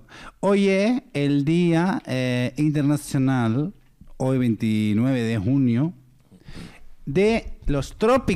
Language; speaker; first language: Spanish; native; Spanish